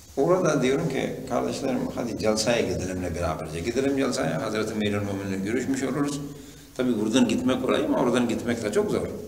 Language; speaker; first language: Turkish; non-native, fluent; Urdu